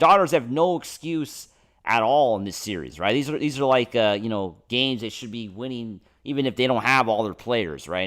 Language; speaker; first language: English; native; English